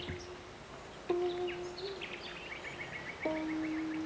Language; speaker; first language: Korean; early bilingual, heritage; Korean